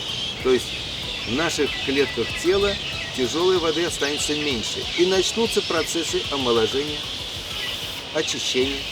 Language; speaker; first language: Russian; native; Russian